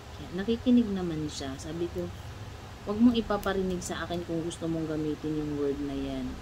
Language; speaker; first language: Filipino; non-native, local second language; Cebuano